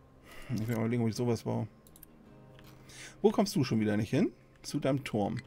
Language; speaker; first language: German; native; German